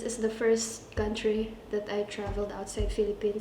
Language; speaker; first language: English; non-native, local second language; Cebuano